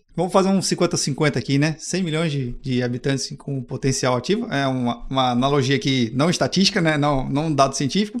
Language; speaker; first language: Portuguese; native; Portuguese